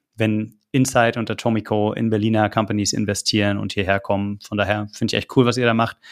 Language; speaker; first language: German; native; German